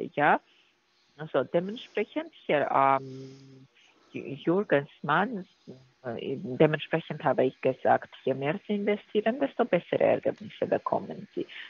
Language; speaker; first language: German; non-native, learner; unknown